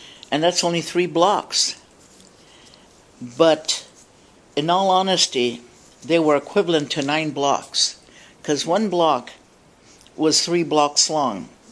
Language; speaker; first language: English; early bilingual, other home language; Spanish